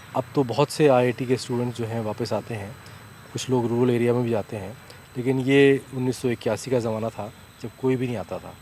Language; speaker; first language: Hindi; native; Hindi